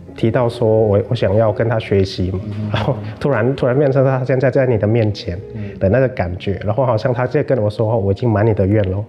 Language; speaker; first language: Chinese; non-native, fluent; Lao